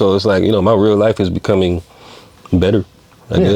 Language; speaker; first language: English; native; English